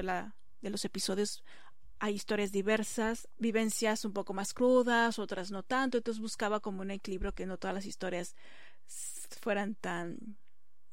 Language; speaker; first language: Spanish; native; Spanish